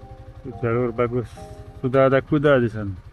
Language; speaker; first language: Indonesian; non-native, fluent; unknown